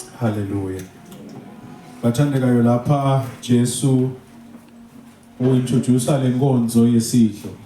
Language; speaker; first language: Zulu; non-native, local second language; Swati